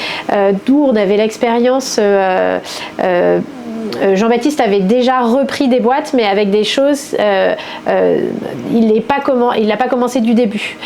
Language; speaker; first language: French; native; French